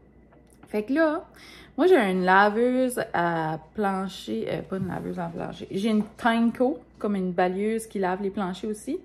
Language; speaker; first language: French; native; French